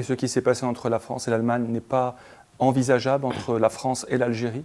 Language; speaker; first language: French; non-native, local second language; Arabic